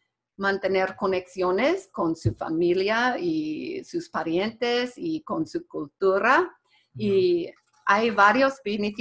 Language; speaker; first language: Spanish; non-native, fluent; English